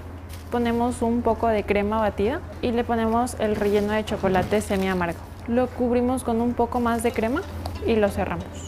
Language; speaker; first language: Spanish; native; Spanish